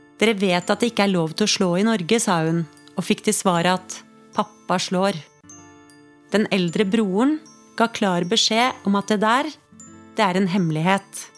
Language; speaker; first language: Norwegian; native; Norwegian